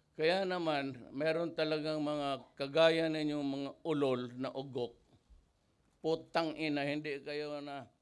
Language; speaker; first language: Filipino; non-native, local second language; Cebuano